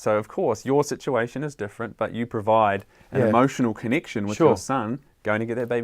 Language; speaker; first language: English; native; English